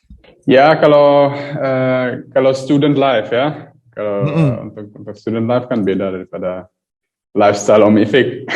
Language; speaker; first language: Indonesian; early bilingual, heritage; German